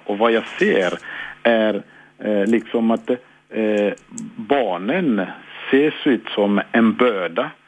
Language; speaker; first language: Swedish; non-native, fluent; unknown